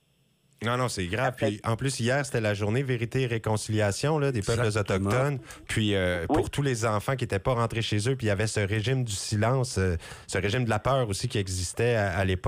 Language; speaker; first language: French; native; French